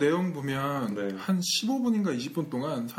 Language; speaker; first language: Korean; native; Korean